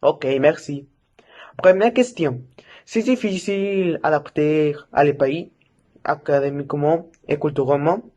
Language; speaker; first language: French; non-native, learner; Spanish